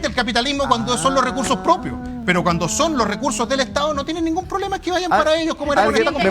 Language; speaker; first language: Spanish; native; Spanish